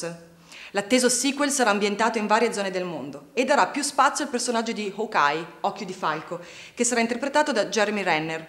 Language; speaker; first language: Italian; native; Italian